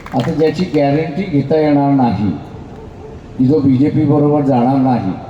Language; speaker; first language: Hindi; non-native, local second language; Marathi